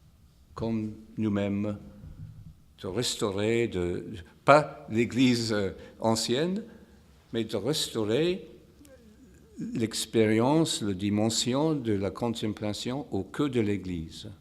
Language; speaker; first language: French; non-native, fluent; English